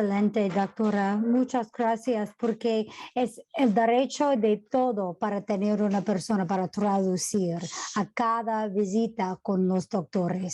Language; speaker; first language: Spanish; non-native, fluent; English